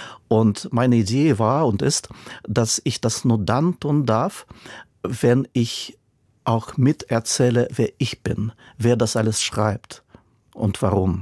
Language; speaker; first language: German; non-native, fluent; Russian